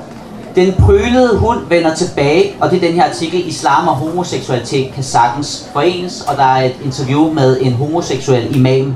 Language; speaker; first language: Danish; native; Danish